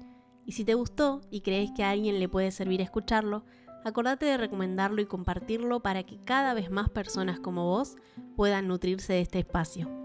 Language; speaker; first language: Spanish; native; Spanish